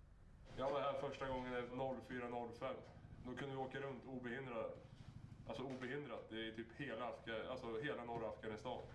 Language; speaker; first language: Swedish; native; Swedish